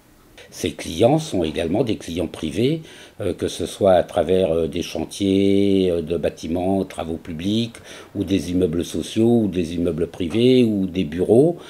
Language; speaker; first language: French; native; French